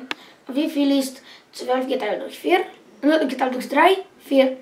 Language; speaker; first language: German; non-native, learner; Romanian